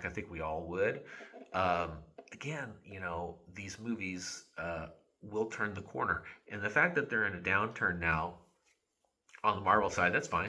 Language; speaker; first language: English; native; English